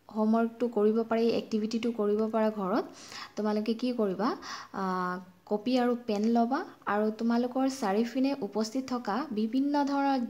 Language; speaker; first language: Assamese; non-native, local second language; Bangla